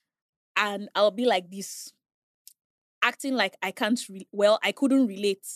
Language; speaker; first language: English; non-native, local second language; Igbo